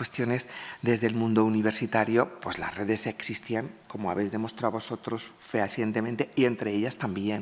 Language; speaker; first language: Spanish; native; Spanish